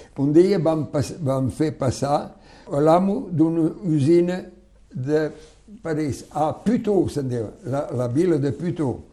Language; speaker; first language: Catalan; non-native, local second language; French